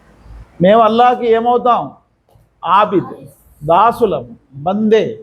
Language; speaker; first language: Telugu; non-native, local second language; Urdu